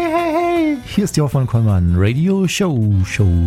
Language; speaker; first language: German; native; German